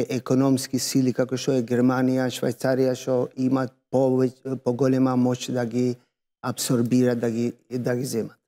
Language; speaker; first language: Macedonian; non-native, local second language; Albanian